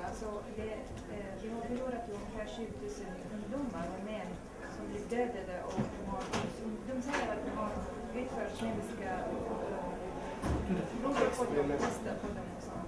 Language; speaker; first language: Swedish; non-native, local second language; Kurdish